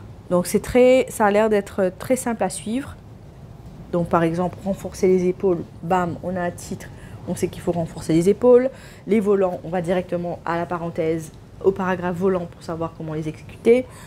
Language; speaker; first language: French; non-native, local second language; Morisyen